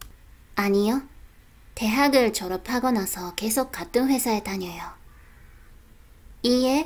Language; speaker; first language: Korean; non-native, fluent; Japanese